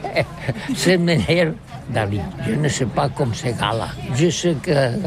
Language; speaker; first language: French; non-native, learner; Catalan